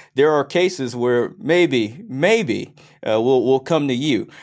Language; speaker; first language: English; native; English